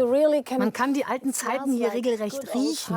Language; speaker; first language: German; native; German